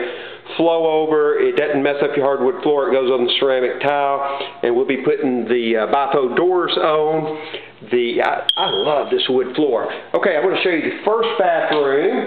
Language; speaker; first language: English; native; English